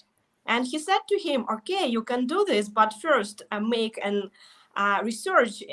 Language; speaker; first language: English; non-native, fluent; Russian